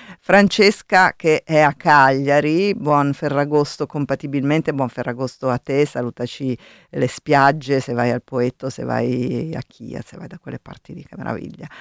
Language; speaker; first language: Italian; native; Italian